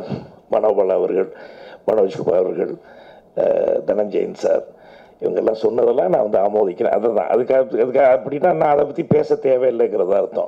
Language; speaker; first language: Tamil; native; Tamil